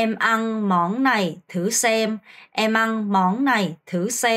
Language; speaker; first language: Vietnamese; non-native, fluent; Korean